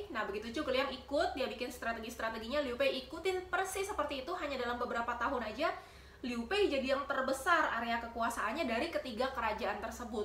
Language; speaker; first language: Indonesian; native; Indonesian